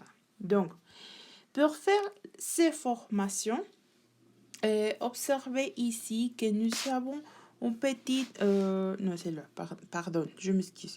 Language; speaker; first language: French; non-native, learner; Spanish